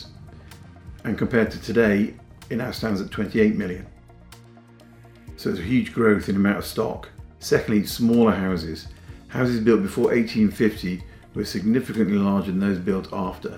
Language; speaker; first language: English; native; English